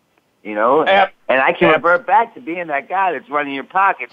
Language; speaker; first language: English; native; English